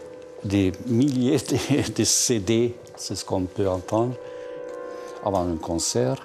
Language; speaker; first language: French; non-native, fluent; Hungarian